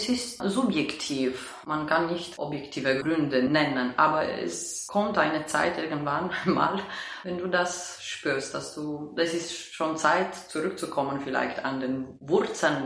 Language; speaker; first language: German; non-native, fluent; Romanian